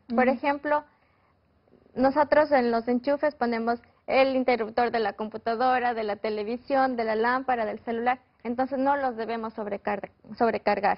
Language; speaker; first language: Spanish; native; Spanish